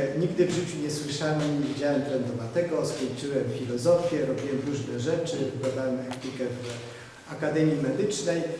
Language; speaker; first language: Polish; native; Polish